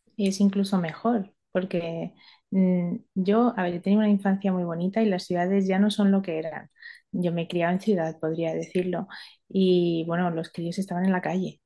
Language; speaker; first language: Spanish; early bilingual, other home language; Romanian